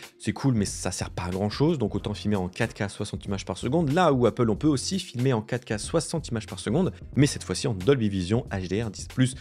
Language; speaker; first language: French; native; French